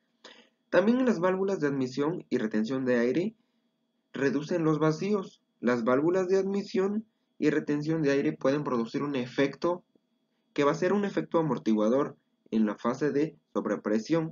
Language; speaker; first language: Spanish; native; Spanish